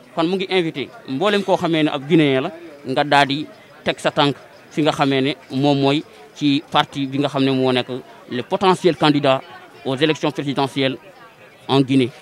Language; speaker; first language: Wolof; native; Wolof